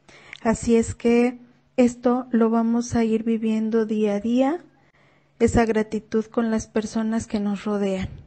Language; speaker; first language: Spanish; native; Spanish